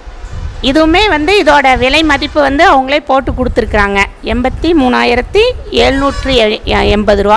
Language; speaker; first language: Tamil; native; Tamil